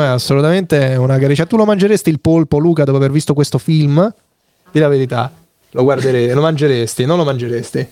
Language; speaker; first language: Italian; native; Italian